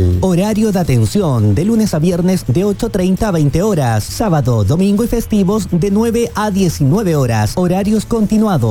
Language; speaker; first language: Spanish; native; Spanish